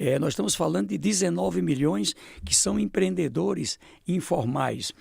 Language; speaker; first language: Portuguese; native; Portuguese